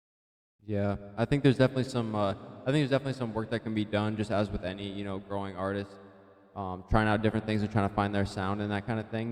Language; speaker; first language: English; native; English